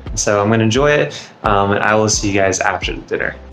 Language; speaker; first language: English; native; English